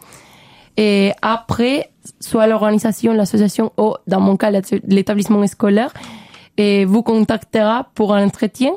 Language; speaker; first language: French; non-native, learner; Spanish